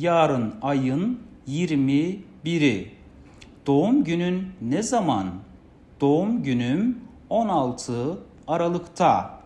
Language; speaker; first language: Turkish; non-native, fluent; Kazakh